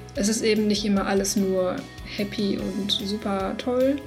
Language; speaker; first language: German; native; German